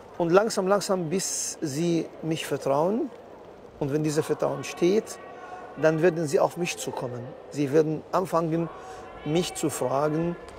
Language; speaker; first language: German; non-native, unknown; Arabic